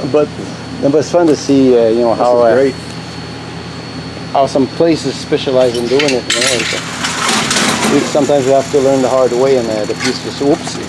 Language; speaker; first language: English; non-native, local second language; French